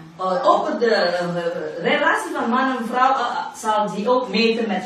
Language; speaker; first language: Dutch; non-native, learner; Indonesian